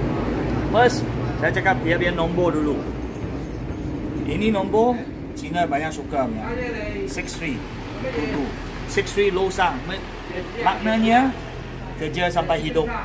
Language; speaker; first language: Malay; non-native, local second language; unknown